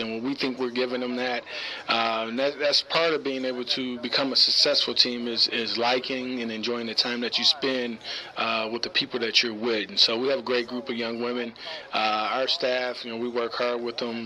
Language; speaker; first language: English; native; English